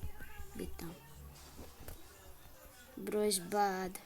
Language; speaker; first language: English; non-native, learner; Greek